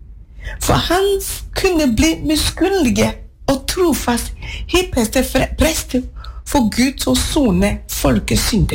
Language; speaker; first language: Norwegian; non-native, fluent; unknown